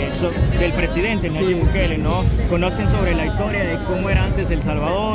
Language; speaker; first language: Spanish; native; Spanish